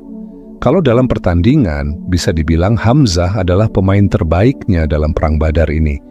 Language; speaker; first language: Indonesian; native; Indonesian